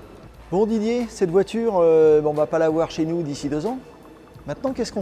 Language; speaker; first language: French; native; French